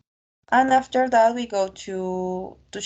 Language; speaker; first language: English; non-native, learner; Spanish